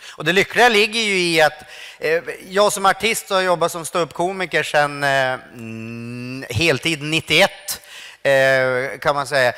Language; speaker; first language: Swedish; native; Swedish